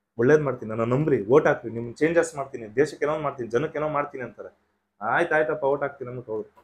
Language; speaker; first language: Kannada; non-native, local second language; Telugu